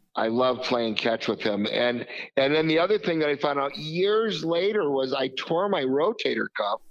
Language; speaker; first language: English; native; English